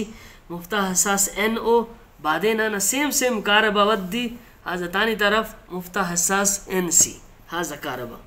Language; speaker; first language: Arabic; non-native, learner; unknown